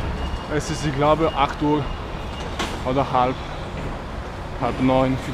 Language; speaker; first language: German; non-native, learner; Polish